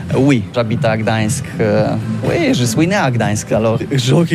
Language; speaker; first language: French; non-native, learner; Polish